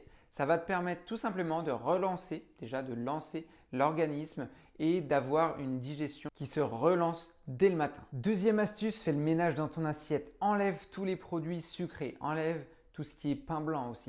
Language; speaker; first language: French; native; French